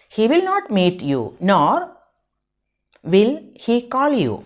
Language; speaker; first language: English; non-native, local second language; Malayalam